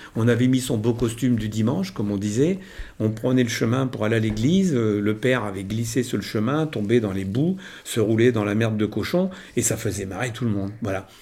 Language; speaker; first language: French; native; French